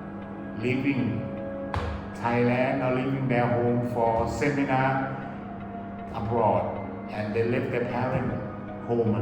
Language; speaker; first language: English; early bilingual, other home language; Thai